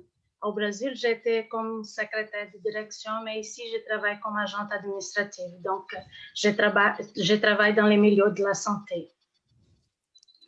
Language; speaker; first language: French; non-native, fluent; Portuguese